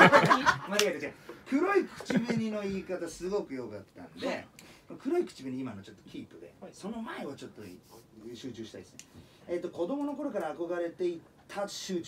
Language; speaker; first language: Japanese; native; Japanese